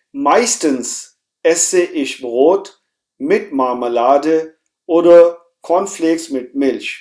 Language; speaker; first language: German; non-native, fluent; Hindi